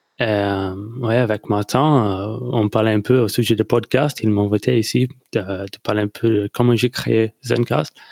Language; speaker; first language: French; non-native, learner; English